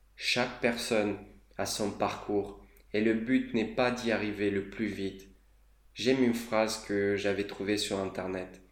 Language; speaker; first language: French; non-native, fluent; Romanian